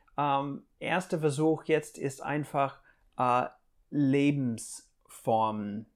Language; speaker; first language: German; non-native, fluent; English